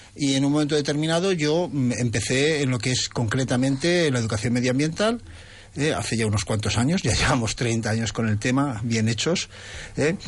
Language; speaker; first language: Spanish; native; Spanish